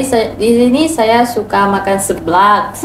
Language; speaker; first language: Indonesian; non-native, learner; Thai